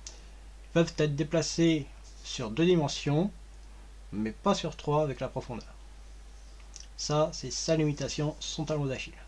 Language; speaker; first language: French; native; French